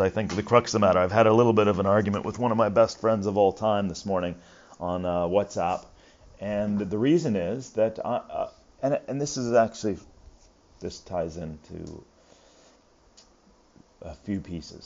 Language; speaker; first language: English; native; English